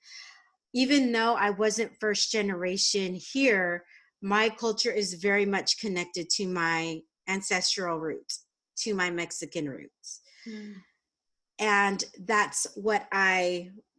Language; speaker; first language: English; native; English